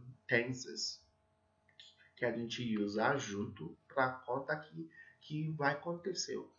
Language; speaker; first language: Portuguese; non-native, fluent; English